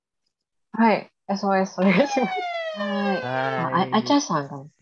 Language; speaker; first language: Japanese; non-native, fluent; Indonesian